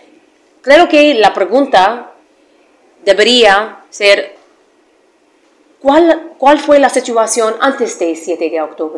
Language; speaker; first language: Spanish; non-native, fluent; Arabic